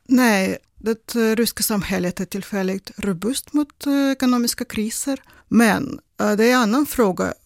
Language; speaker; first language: Swedish; non-native, fluent; Russian